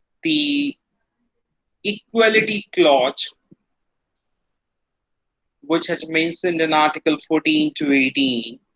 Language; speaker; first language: English; non-native, local second language; Hindi